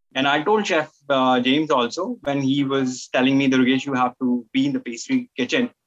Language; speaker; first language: English; non-native, local second language; Hindi